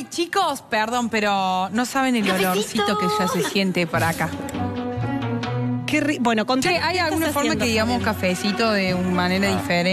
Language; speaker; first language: Spanish; native; Spanish